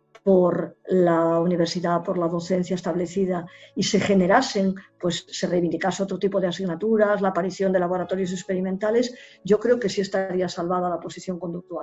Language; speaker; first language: Spanish; native; Spanish